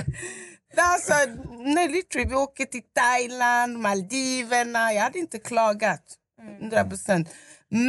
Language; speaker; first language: Swedish; non-native, local second language; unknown